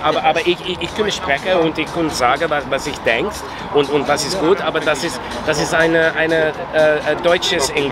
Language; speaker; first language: German; non-native, learner; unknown